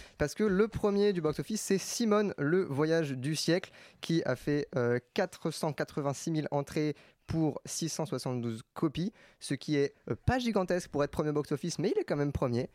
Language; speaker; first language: French; native; French